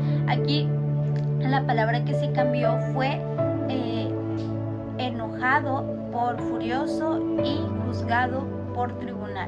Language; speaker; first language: Spanish; native; Spanish